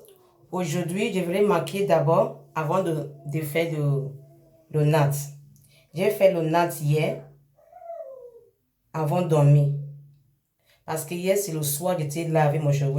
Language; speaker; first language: French; non-native, learner; English